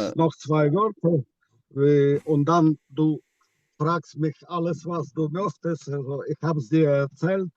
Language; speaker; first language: German; non-native, fluent; Ukrainian